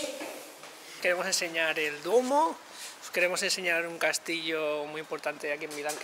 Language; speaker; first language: Spanish; native; Spanish